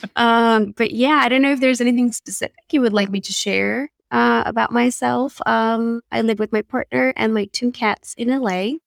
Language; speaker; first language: English; non-native, fluent; Spanish